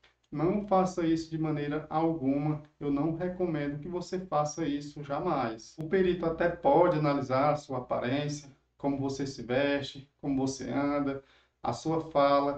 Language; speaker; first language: Portuguese; native; Portuguese